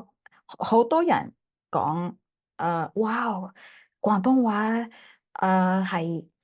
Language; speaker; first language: Cantonese; non-native, learner; English